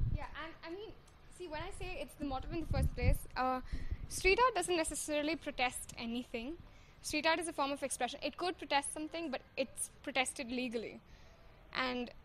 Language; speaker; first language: English; non-native, local second language; Hindi